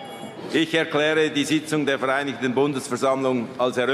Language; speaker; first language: German; native; German